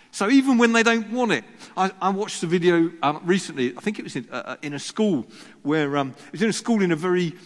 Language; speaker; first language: English; native; English